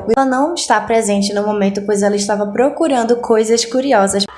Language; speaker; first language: Portuguese; native; Portuguese